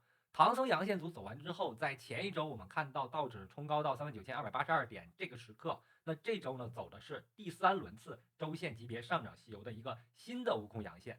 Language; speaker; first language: Chinese; native; Chinese